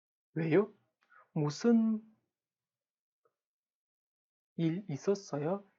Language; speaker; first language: Korean; non-native, fluent; Kazakh